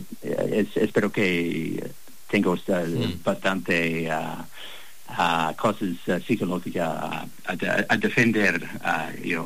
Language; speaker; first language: Spanish; non-native, learner; English